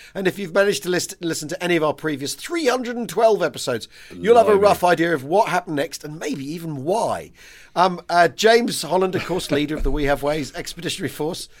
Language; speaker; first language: English; native; English